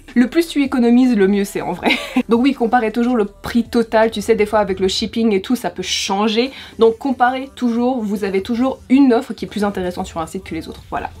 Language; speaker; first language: French; native; French